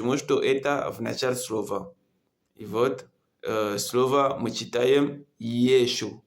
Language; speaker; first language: Russian; non-native, learner; Comorian